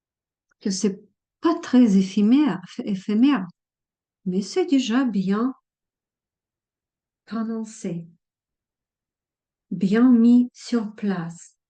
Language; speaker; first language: French; non-native, fluent; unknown